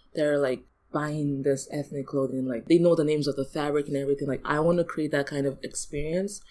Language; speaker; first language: English; early bilingual, other home language; Yoruba